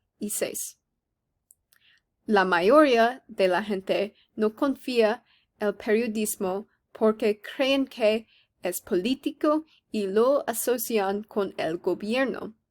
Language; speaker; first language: Spanish; non-native, learner; English